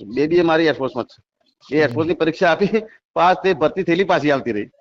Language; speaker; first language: Gujarati; native; Gujarati